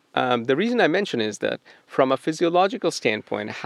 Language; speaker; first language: English; non-native, local second language; Bangla